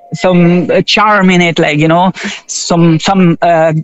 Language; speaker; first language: English; non-native, local second language; Urdu